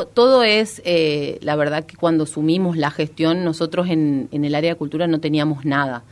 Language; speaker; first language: Spanish; native; Spanish